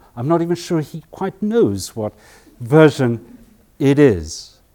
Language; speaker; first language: English; native; English